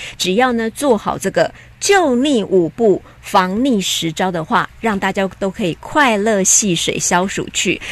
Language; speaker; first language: Chinese; native; Chinese